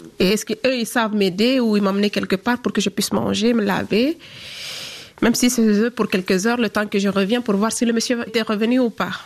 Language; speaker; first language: French; non-native, local second language; Fula